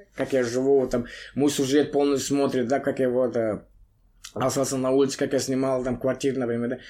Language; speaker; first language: Russian; non-native, local second language; Kazakh